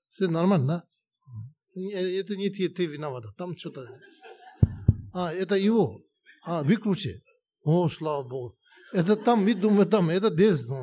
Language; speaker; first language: Russian; non-native, learner; Tibetan